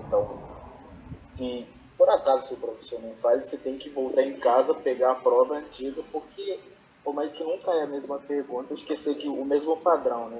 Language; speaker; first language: Portuguese; non-native, fluent; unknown